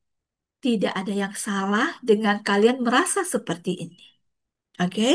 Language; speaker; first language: Indonesian; native; Indonesian